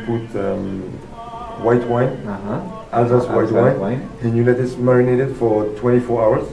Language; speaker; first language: English; non-native, learner; French